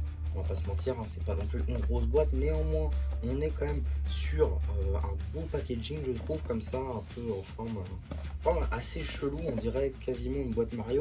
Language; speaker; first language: French; native; French